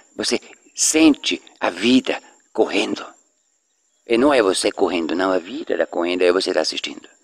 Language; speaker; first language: Portuguese; non-native, fluent; Swiss German